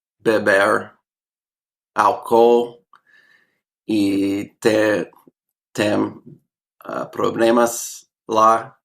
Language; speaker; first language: Portuguese; non-native, learner; English